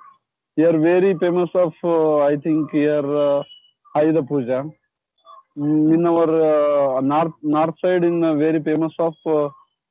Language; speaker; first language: English; non-native, learner; Kannada